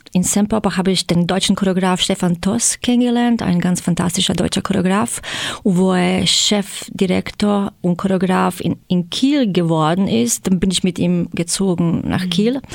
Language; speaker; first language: German; non-native, fluent; Croatian